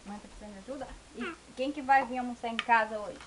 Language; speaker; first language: Portuguese; native; Portuguese